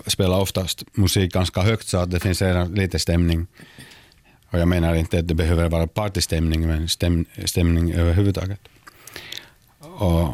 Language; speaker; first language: Swedish; non-native, local second language; Finnish